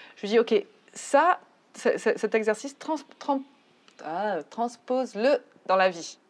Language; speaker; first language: French; native; French